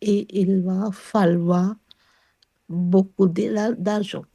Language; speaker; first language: French; non-native, learner; Sinhala